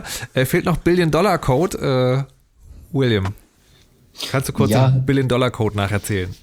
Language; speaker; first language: German; native; German